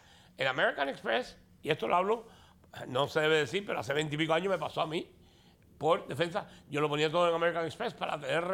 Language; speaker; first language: Spanish; native; Spanish